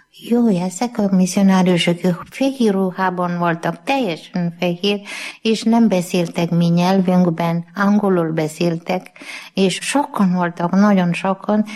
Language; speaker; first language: Hungarian; non-native, learner; Malayalam